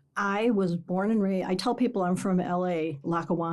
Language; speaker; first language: English; native; English